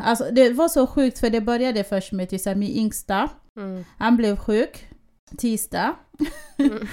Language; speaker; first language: Swedish; early bilingual, other home language; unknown